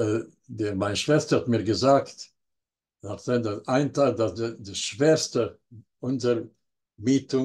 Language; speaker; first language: German; non-native, learner; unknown